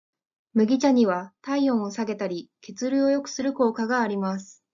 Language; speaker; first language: Japanese; native; Japanese